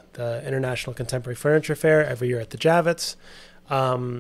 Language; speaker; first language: English; native; English